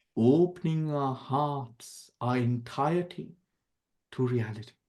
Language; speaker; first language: English; non-native, local second language; Sinhala